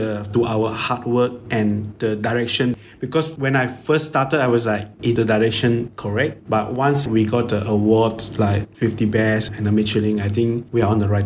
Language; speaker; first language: English; non-native, local second language; Chinese